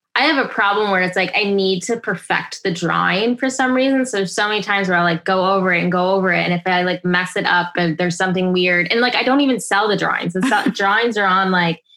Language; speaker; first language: English; native; English